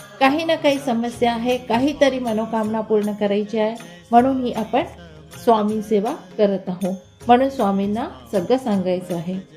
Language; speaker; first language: Marathi; non-native, local second language; Hindi